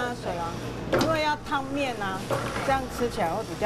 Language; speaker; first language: Chinese; native; Chinese